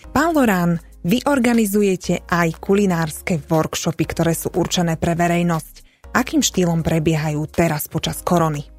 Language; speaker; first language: Slovak; native; Slovak